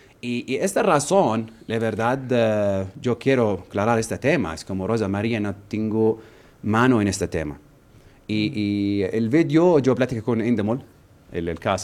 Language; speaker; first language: Spanish; non-native, learner; Arabic